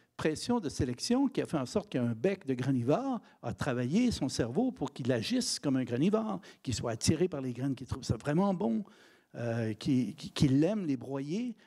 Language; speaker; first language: French; native; French